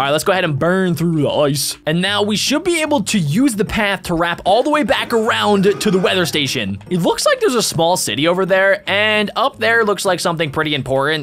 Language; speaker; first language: English; native; English